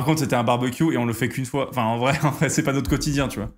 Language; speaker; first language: French; native; French